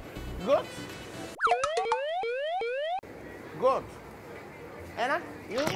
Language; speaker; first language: English; non-native, learner; Indonesian